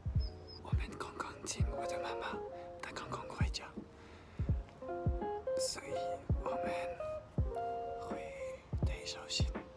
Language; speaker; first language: Chinese; non-native, fluent; French